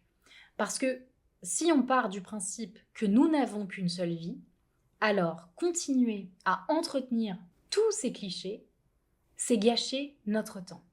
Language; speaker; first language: French; native; French